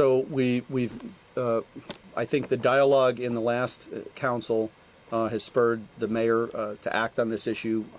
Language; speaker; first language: English; native; English